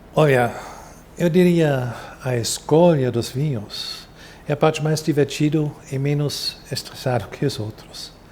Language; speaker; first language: Portuguese; non-native, fluent; German